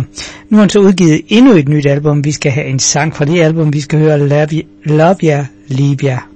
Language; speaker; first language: Danish; native; Danish